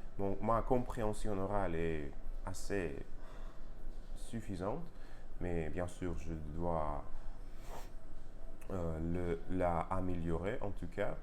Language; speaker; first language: French; non-native, learner; Russian